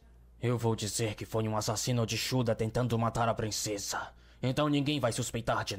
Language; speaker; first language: Portuguese; native; Portuguese